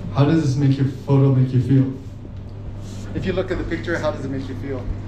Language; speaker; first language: English; native; English